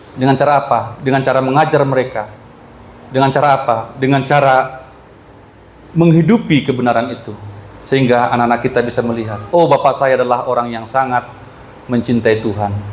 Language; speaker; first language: Indonesian; non-native, local second language; Batak Toba